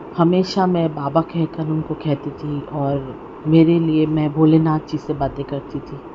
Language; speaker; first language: Hindi; non-native, local second language; Punjabi